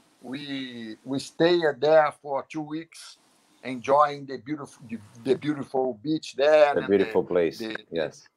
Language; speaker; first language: English; non-native, learner; Portuguese